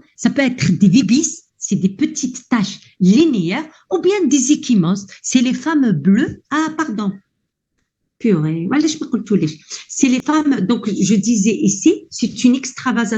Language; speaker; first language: French; non-native, local second language; Arabic